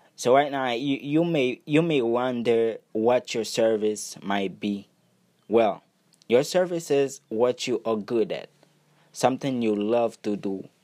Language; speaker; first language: English; non-native, fluent; Haitian Creole